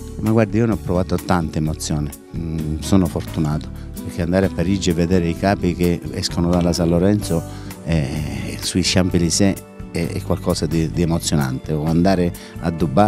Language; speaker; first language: Italian; native; Italian